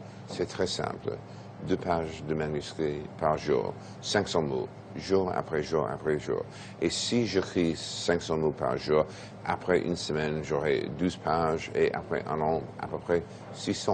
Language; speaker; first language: French; non-native, fluent; English